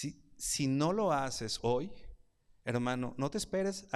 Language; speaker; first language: Spanish; native; Spanish